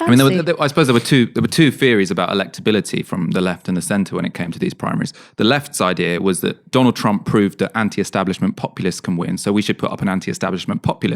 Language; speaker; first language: English; native; English